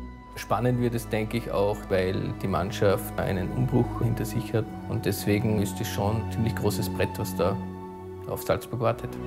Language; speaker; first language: German; native; German